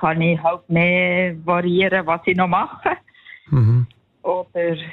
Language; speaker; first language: German; native; German